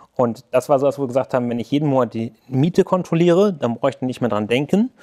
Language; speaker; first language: German; native; German